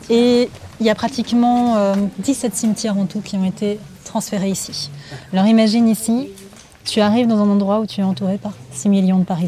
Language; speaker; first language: French; native; French